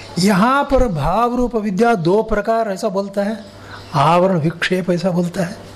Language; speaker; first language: Hindi; non-native, local second language; Kannada